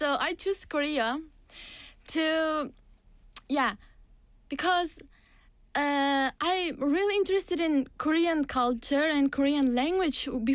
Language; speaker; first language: English; non-native, fluent; Uzbek